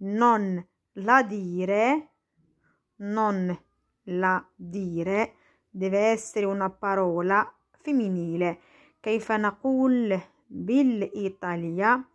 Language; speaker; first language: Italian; non-native, fluent; Arabic